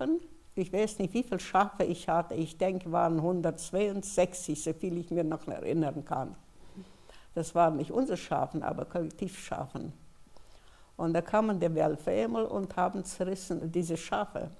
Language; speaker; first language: German; early bilingual, heritage; German